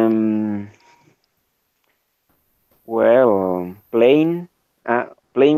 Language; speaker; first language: English; non-native, learner; Spanish